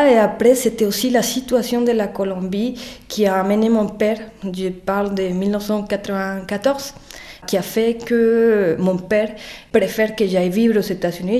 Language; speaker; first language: French; non-native, fluent; Spanish